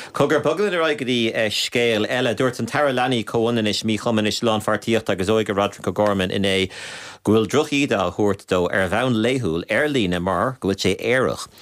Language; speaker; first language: Irish; native; Irish